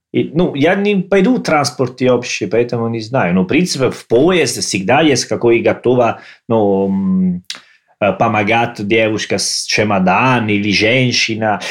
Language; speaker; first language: Russian; non-native, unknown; Italian